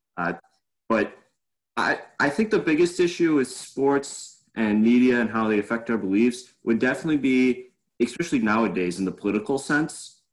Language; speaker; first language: English; native; English